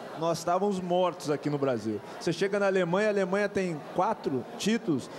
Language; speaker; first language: Portuguese; native; Portuguese